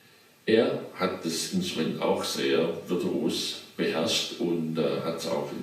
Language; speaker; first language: German; native; German